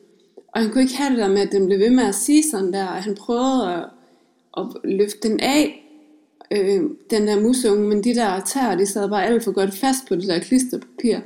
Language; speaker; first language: Danish; native; Danish